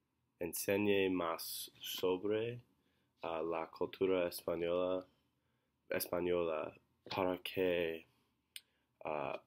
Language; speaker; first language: Spanish; non-native, learner; English